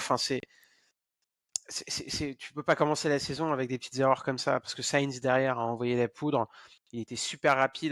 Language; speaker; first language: French; native; French